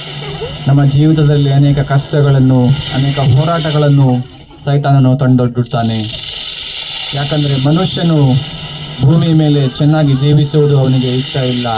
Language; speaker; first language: Kannada; native; Kannada